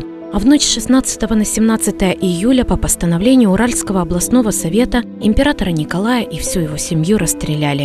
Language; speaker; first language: Russian; native; Russian